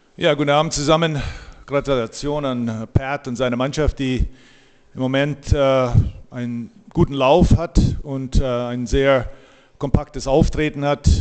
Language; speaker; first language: German; native; German